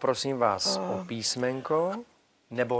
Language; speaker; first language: Czech; native; Czech